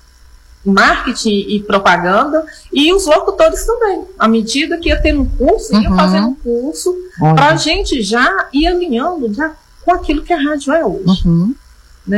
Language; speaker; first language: Portuguese; native; Portuguese